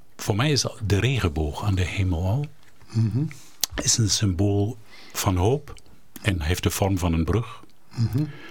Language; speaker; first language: Dutch; non-native, fluent; German